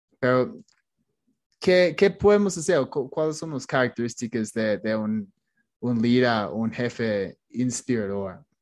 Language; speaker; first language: Spanish; non-native, fluent; English